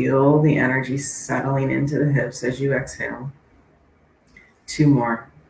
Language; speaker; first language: English; native; English